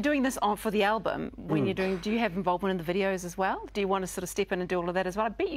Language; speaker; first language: English; native; English